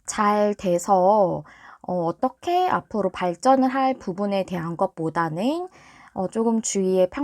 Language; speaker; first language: Korean; native; Korean